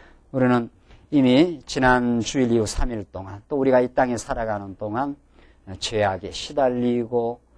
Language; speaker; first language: Korean; native; Korean